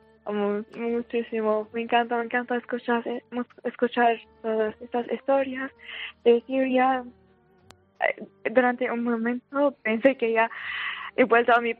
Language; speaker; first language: Spanish; non-native, fluent; Arabic